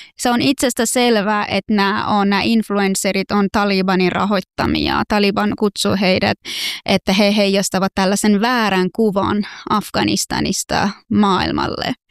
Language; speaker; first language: Finnish; non-native, fluent; Persian